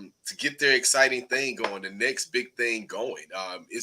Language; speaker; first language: English; native; English